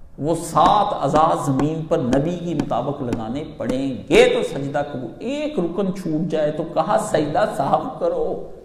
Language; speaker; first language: Urdu; non-native, local second language; Punjabi